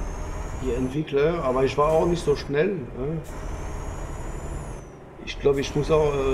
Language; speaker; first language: German; non-native, fluent; French